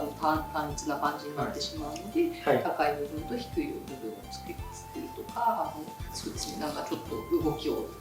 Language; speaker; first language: Japanese; native; Japanese